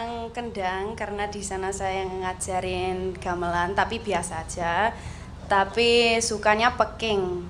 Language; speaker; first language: Indonesian; early bilingual, heritage; Indonesian